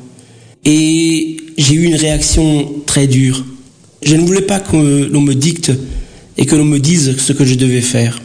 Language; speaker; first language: French; early bilingual, other home language; Portuguese